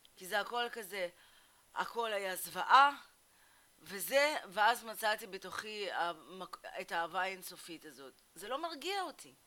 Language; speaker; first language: Hebrew; early bilingual, other home language; Russian